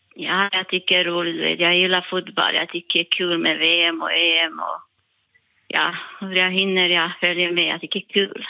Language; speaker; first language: Swedish; non-native, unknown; Serbian